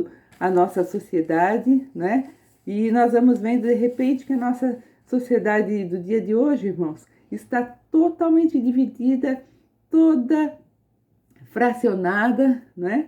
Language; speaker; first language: Portuguese; native; Portuguese